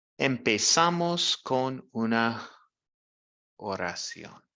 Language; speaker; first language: Spanish; non-native, learner; English